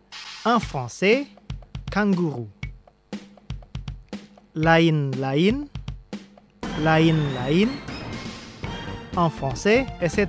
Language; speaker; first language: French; non-native, fluent; Indonesian